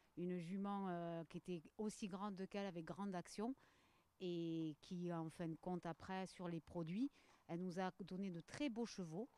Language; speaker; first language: French; native; French